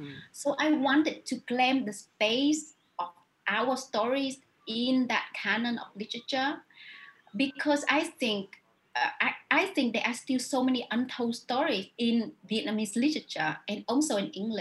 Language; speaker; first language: English; non-native, fluent; Vietnamese